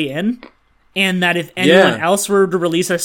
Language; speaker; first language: English; native; English